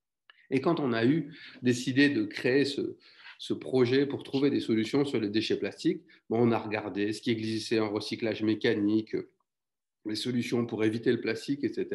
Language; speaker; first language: French; native; French